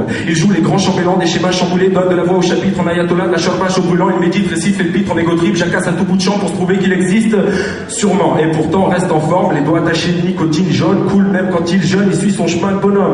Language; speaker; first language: French; native; French